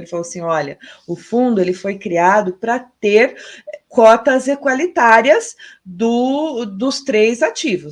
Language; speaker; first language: Portuguese; native; Portuguese